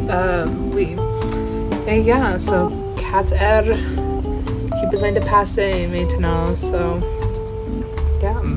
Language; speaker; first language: French; non-native, local second language; English